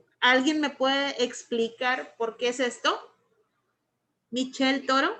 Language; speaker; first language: Spanish; native; Spanish